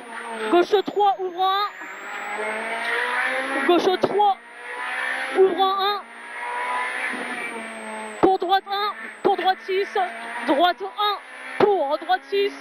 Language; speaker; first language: French; native; French